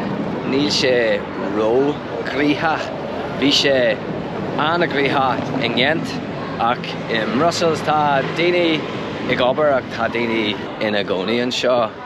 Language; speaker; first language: Irish; non-native, local second language; English